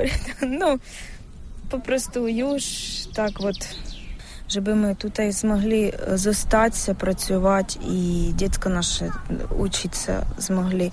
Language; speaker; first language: Polish; non-native, learner; Ukrainian